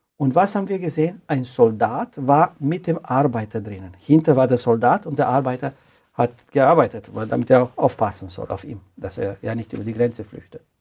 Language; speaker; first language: German; non-native, fluent; Romanian